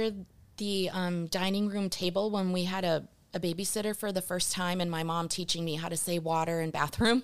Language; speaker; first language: English; early bilingual, other home language; Portuguese